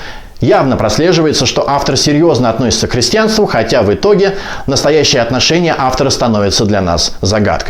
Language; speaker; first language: Russian; native; Russian